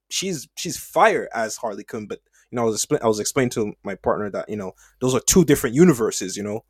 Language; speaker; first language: English; native; English